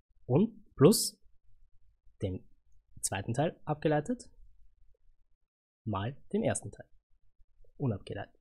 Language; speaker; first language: German; native; German